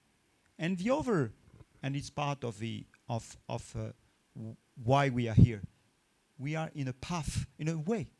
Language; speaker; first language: English; non-native, fluent; French